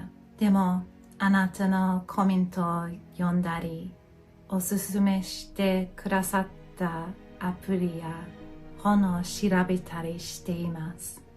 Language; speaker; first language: Japanese; non-native, fluent; English